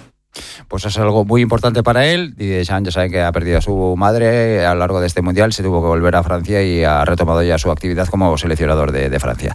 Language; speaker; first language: Spanish; native; Spanish